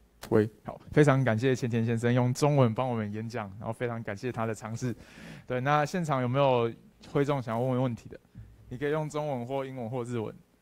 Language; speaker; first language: Chinese; native; Chinese